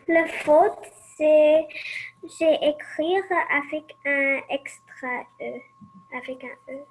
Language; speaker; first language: French; early bilingual, other home language; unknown